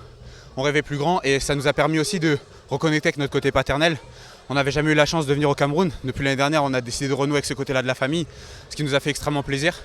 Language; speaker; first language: French; native; French